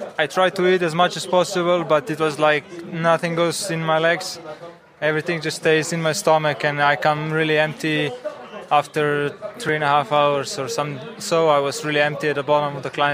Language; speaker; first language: English; non-native, fluent; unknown